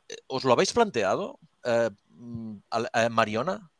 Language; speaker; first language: Spanish; native; Spanish